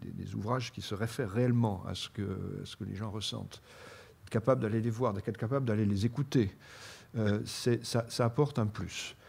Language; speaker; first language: French; native; French